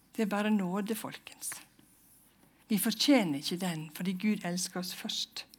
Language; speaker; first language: Norwegian; native; Norwegian